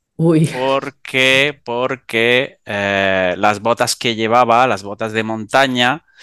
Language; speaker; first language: Spanish; native; Spanish